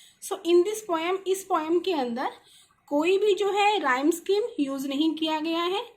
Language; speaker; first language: Hindi; native; Hindi